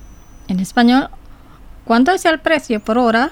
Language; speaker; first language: Spanish; non-native, fluent; Indonesian